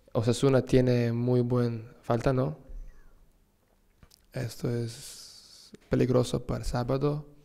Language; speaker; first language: Spanish; non-native, learner; Serbian